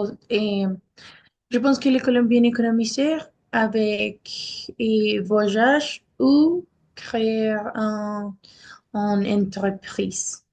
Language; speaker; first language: French; non-native, learner; Spanish